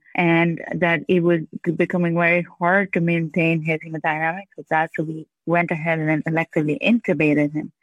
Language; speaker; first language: English; non-native, local second language; Urdu